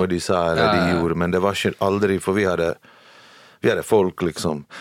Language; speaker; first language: Norwegian; early bilingual, other home language; Bosnian